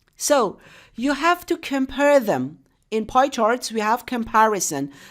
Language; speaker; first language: English; non-native, fluent; Persian